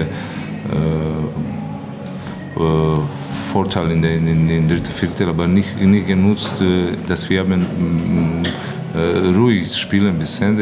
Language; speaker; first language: German; non-native, learner; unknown